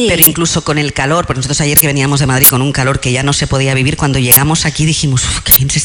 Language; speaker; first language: Spanish; native; Spanish